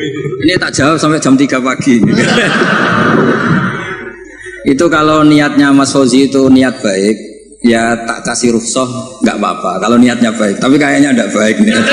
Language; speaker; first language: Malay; non-native, local second language; Javanese